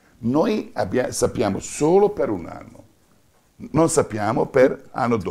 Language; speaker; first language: Italian; non-native, fluent; Croatian